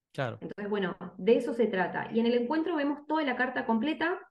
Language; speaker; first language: Spanish; native; Spanish